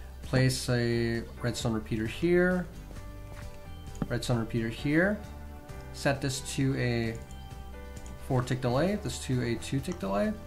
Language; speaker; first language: English; native; English